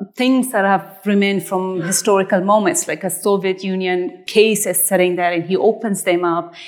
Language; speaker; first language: English; non-native, fluent; Persian